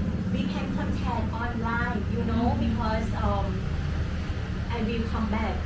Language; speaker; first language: English; non-native, learner; Thai